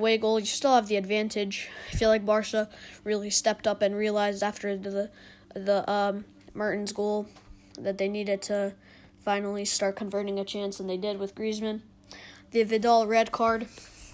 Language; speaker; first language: English; native; English